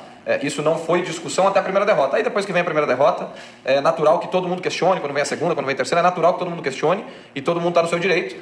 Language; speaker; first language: Portuguese; native; Portuguese